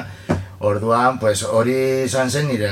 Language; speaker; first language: Basque; non-native, local second language; Spanish